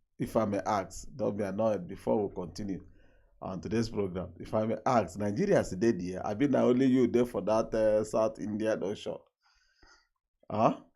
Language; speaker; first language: Nigerian Pidgin; non-native, local second language; Igbo